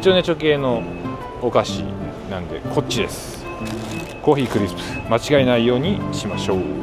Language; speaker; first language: Japanese; native; Japanese